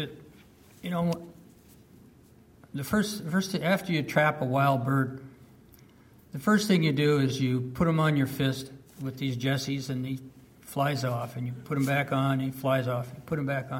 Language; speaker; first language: English; early bilingual, other home language; French